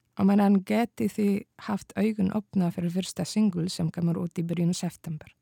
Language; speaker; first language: Icelandic; non-native, fluent; Polish